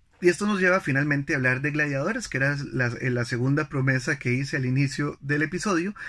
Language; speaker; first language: Spanish; native; Spanish